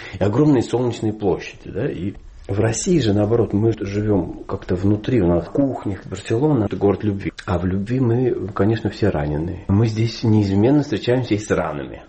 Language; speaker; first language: Russian; native; Russian